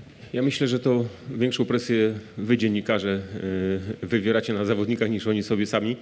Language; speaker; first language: Polish; native; Polish